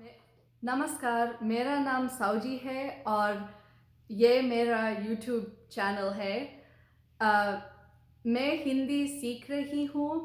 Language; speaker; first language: Hindi; non-native, learner; English